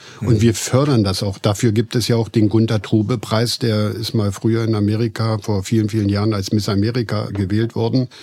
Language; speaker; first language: German; native; German